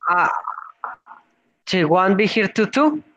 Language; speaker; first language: English; non-native, learner; Spanish